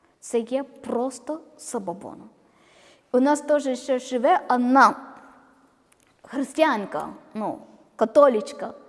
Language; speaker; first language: Ukrainian; non-native, learner; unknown